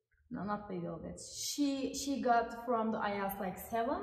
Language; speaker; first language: English; non-native, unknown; Turkish